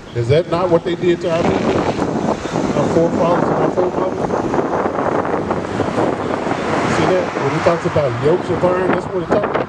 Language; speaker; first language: English; native; English